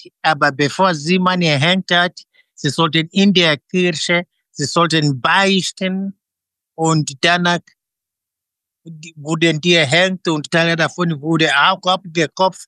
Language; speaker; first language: German; non-native, fluent; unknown